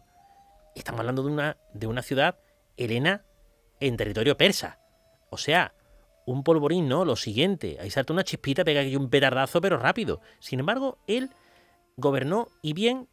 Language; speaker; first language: Spanish; native; Spanish